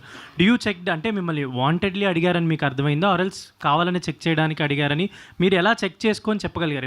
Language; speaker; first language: Telugu; native; Telugu